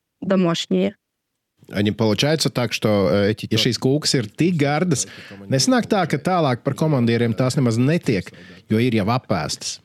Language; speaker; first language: Latvian; native; Latvian